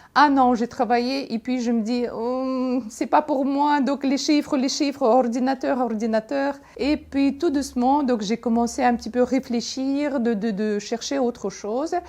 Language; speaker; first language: French; non-native, fluent; Russian